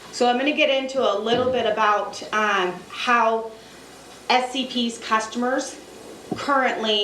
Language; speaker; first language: English; native; English